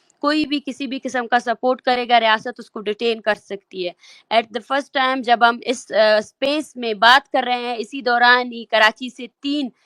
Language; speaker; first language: Urdu; non-native, local second language; Baluchi